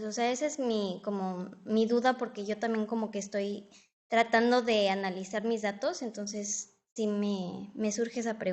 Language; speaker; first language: Spanish; native; Spanish